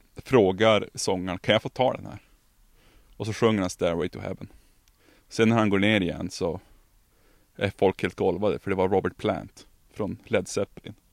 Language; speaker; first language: Swedish; native; Swedish